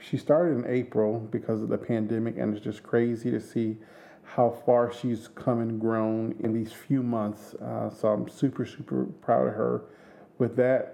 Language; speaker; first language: English; native; English